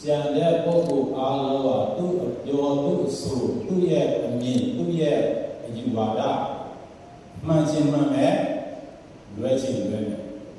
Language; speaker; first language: Burmese; non-native, local second language; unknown